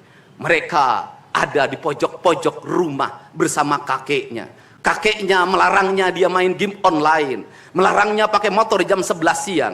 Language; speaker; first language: Indonesian; native; Indonesian